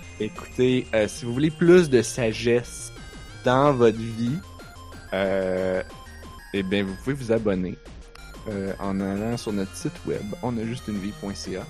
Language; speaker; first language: French; native; French